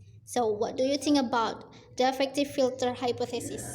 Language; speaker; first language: English; non-native, learner; Indonesian